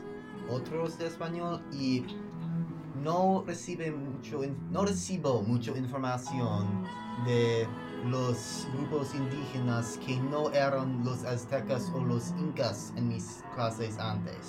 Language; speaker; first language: Spanish; non-native, learner; English